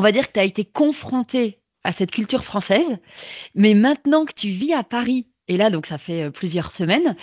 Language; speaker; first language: French; native; French